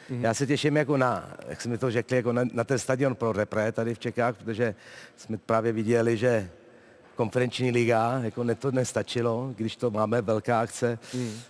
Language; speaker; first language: Czech; non-native, fluent; Italian